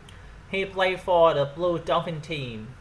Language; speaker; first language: English; non-native, learner; Vietnamese